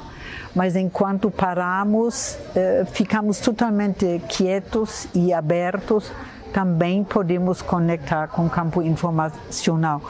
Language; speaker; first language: Portuguese; non-native, fluent; German